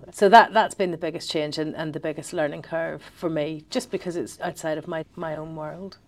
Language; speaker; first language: English; native; English